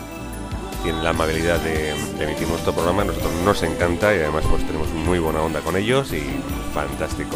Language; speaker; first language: Spanish; native; Spanish